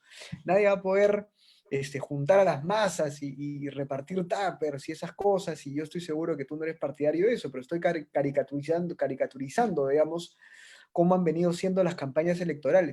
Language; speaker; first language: Spanish; native; Spanish